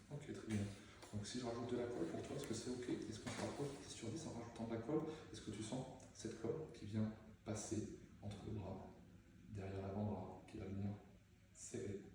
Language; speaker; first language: French; native; French